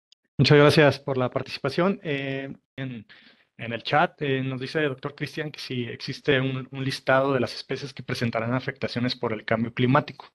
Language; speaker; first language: Spanish; native; Spanish